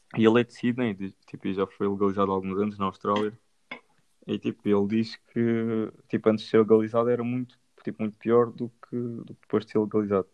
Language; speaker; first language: Portuguese; native; Portuguese